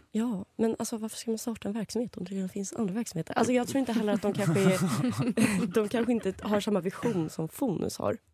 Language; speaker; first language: Swedish; native; Swedish